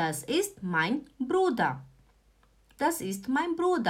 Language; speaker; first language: German; non-native, fluent; Portuguese